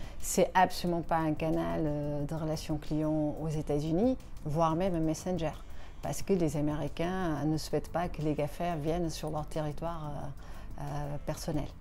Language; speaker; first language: French; non-native, fluent; Portuguese